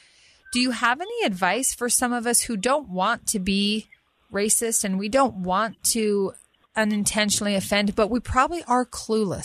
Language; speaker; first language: English; native; English